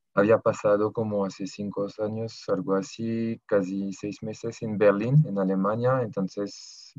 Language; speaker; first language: Spanish; non-native, fluent; French